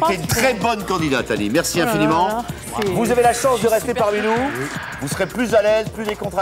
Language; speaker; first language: French; native; French